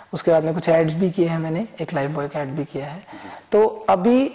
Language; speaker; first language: Hindi; native; Hindi